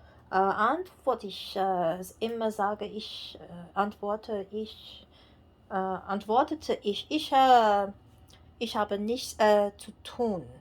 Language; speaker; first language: German; non-native, learner; English